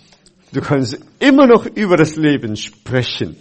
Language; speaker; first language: German; non-native, fluent; Chinese